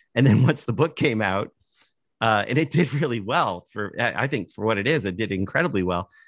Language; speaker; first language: English; native; English